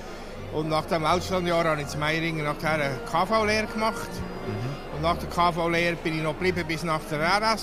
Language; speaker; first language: German; native; German